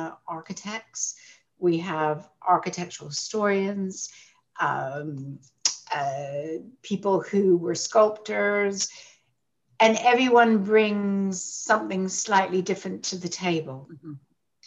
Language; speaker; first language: English; native; English